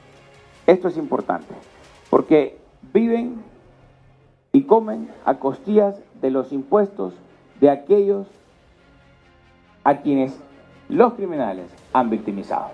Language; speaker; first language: Spanish; native; Spanish